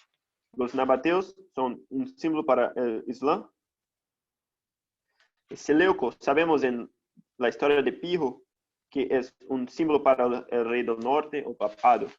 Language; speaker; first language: Spanish; non-native, fluent; Portuguese